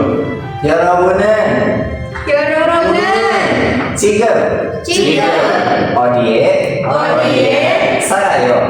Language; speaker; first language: Korean; non-native, learner; Indonesian